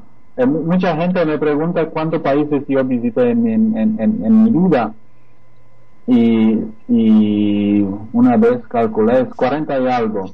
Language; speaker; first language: Spanish; non-native, fluent; Polish